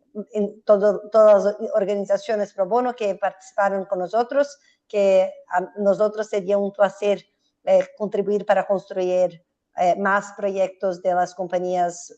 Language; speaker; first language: Spanish; non-native, fluent; Portuguese